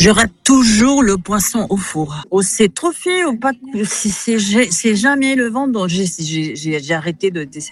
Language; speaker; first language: French; non-native, fluent; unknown